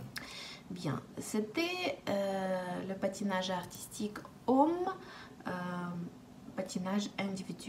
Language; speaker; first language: French; non-native, fluent; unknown